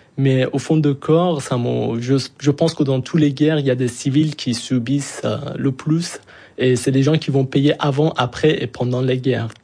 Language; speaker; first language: French; non-native, fluent; Persian